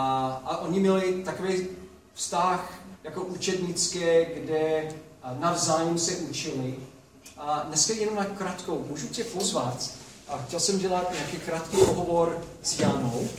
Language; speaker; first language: Czech; non-native, fluent; English